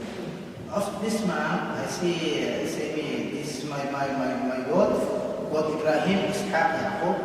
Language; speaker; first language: English; non-native, learner; Somali